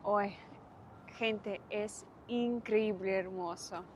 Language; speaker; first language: Spanish; non-native, fluent; Russian